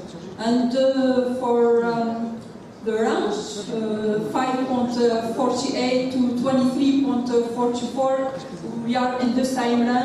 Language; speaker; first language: English; non-native, local second language; Arabic